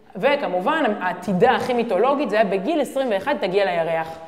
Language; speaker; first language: Hebrew; native; Hebrew